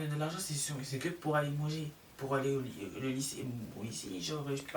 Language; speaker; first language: French; native; French